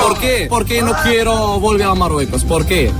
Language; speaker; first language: Spanish; non-native, learner; Arabic